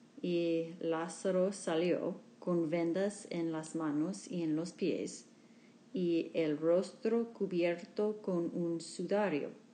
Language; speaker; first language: Spanish; non-native, learner; English